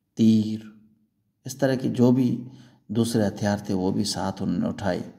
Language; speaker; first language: Urdu; non-native, local second language; Sindhi